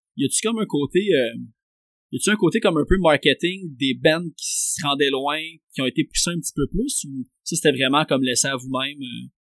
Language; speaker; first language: French; native; French